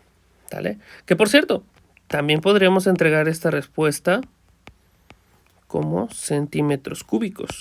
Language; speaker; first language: Spanish; native; Spanish